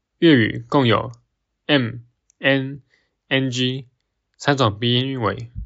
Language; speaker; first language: Chinese; native; Chinese